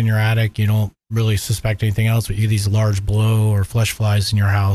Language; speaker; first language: English; native; English